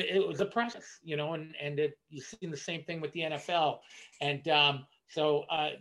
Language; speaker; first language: English; native; English